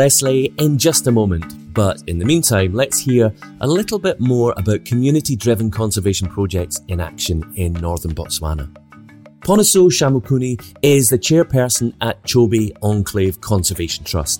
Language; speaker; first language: English; native; English